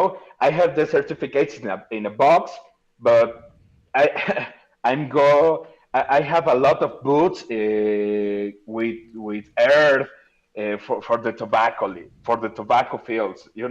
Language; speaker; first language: English; non-native, learner; Spanish